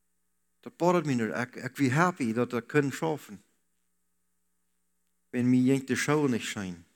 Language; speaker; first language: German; non-native, learner; Low German